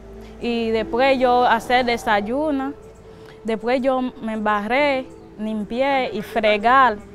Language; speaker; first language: Spanish; non-native, learner; Haitian Creole